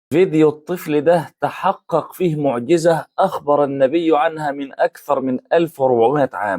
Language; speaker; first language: Arabic; native; Arabic